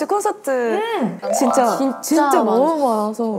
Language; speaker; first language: Korean; non-native, fluent; Japanese